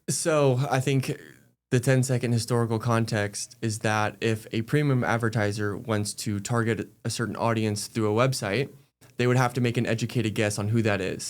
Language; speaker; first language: English; native; English